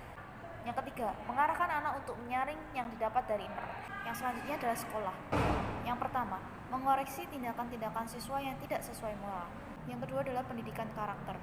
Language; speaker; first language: Indonesian; native; Indonesian